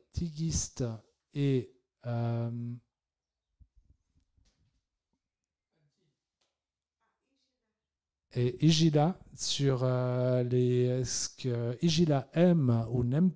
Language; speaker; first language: French; native; French